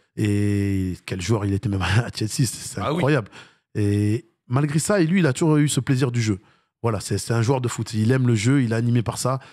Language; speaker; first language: French; native; French